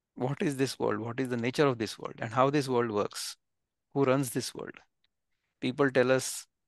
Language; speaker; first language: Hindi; non-native, local second language; Marathi